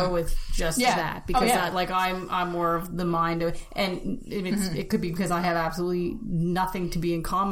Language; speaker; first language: English; native; English